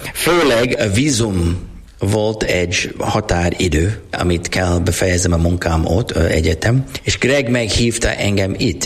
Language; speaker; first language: Hungarian; non-native, learner; English